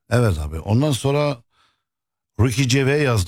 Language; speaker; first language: Turkish; non-native, fluent; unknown